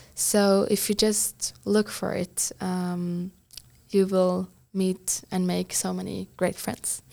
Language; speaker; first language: English; non-native, fluent; Norwegian